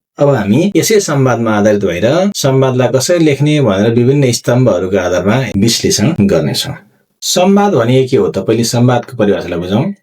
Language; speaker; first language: Nepali; native; Nepali